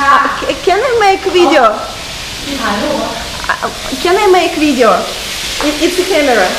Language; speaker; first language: English; non-native, learner; Russian